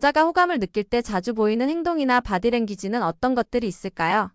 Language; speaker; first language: Korean; native; Korean